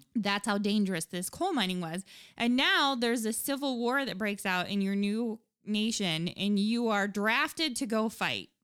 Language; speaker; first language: English; native; English